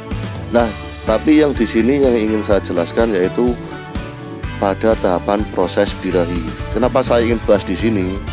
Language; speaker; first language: Indonesian; native; Indonesian